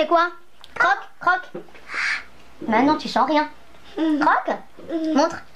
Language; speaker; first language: French; native; French